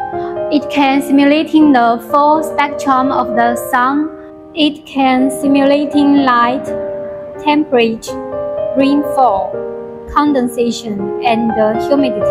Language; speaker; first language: English; non-native, learner; Chinese